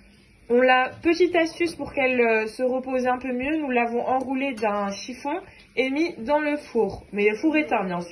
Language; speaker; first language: French; early bilingual, other home language; Arabic